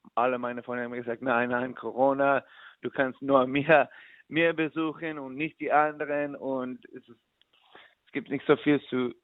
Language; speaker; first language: German; non-native, learner; English